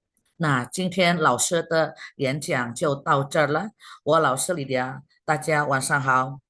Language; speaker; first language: Chinese; non-native, fluent; Indonesian